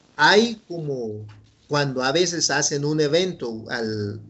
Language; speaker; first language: Spanish; non-native, local second language; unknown